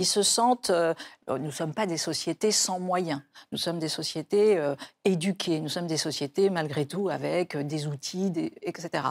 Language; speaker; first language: French; native; French